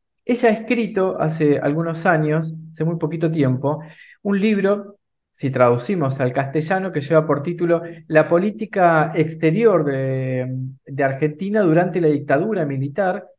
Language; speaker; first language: Spanish; native; Spanish